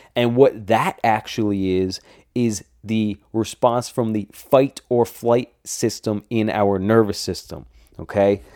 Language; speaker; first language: English; native; English